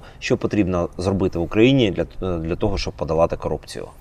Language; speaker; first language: Ukrainian; native; Ukrainian